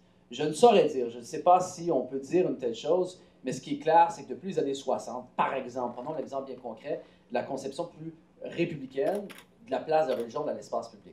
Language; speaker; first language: French; native; French